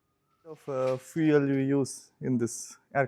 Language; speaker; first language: English; non-native, learner; Tamil